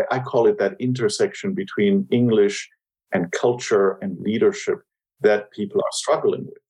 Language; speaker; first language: English; non-native, fluent; German